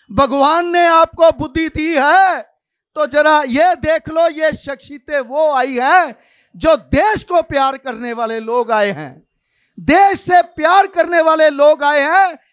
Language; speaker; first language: Hindi; non-native, local second language; Punjabi